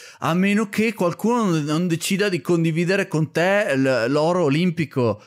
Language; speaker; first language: Italian; native; Italian